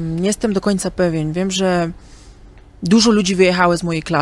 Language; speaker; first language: Polish; early bilingual, heritage; Polish